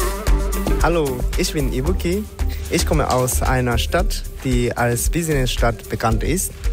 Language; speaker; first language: German; non-native, learner; Japanese